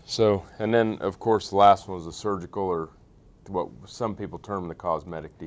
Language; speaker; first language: English; native; English